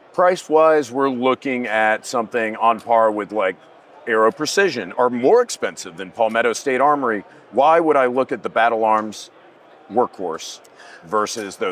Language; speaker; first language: English; native; English